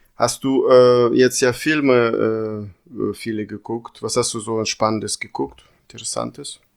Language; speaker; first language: German; early bilingual, other home language; Russian